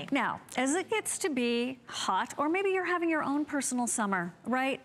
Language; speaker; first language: English; native; English